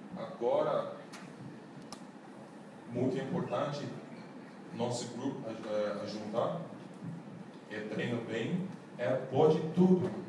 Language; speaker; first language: Portuguese; non-native, learner; English